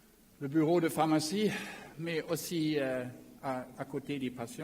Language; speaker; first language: French; non-native, learner; German